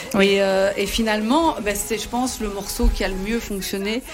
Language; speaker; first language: French; native; French